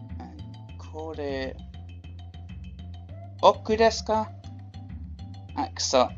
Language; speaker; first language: Japanese; non-native, learner; English